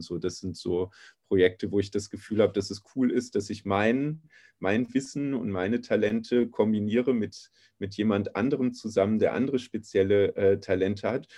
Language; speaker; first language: German; native; German